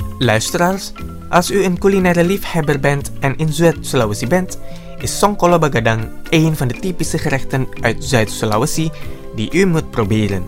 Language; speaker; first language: Dutch; non-native, fluent; Indonesian